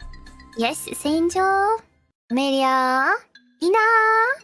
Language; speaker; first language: Japanese; non-native, learner; English